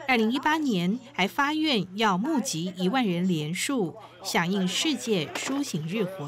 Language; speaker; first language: Chinese; native; Chinese